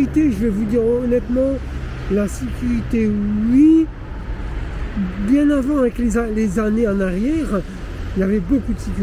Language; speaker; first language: French; native; French